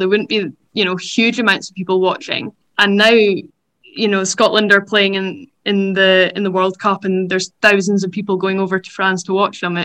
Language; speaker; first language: English; native; English